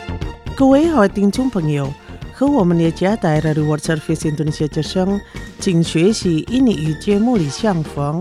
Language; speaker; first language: Chinese; non-native, fluent; Indonesian